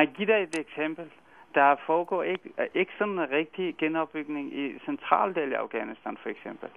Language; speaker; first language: Danish; non-native, fluent; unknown